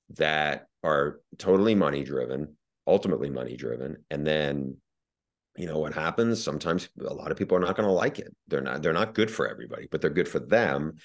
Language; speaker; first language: English; native; English